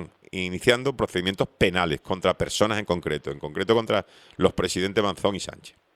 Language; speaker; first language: Spanish; native; Spanish